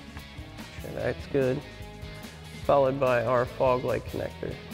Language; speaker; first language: English; native; English